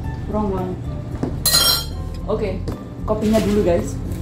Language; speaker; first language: English; non-native, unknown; Indonesian